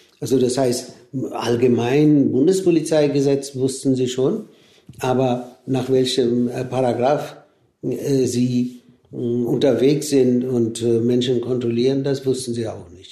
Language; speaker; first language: German; non-native, fluent; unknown